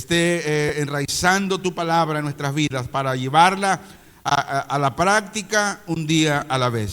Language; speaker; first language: Spanish; native; Spanish